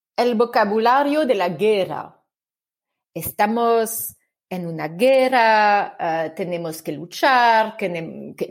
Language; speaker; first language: Spanish; non-native, fluent; French